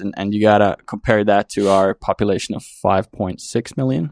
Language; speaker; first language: English; non-native, fluent; Finnish